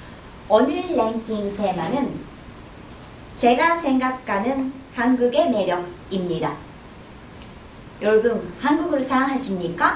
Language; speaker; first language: Korean; non-native, fluent; Japanese